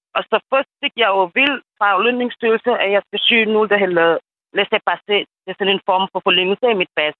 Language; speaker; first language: Danish; non-native, fluent; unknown